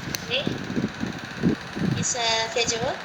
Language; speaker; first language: English; non-native, learner; Indonesian